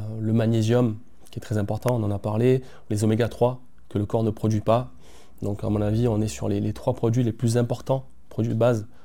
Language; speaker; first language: French; native; French